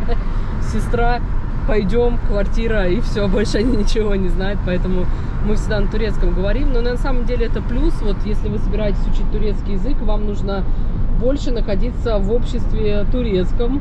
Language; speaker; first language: Russian; native; Russian